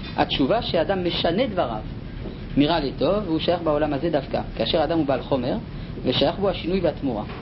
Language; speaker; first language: Hebrew; non-native, fluent; French